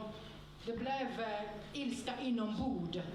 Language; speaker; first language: Swedish; non-native, fluent; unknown